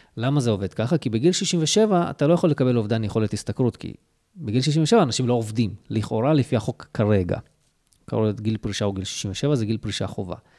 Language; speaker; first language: Hebrew; early bilingual, other home language; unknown